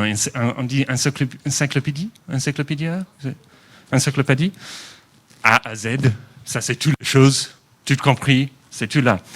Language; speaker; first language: French; non-native, fluent; English